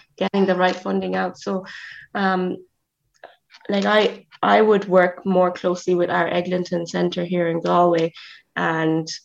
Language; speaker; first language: English; native; English